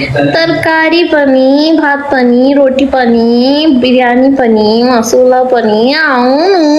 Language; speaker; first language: Nepali; non-native, learner; Hindi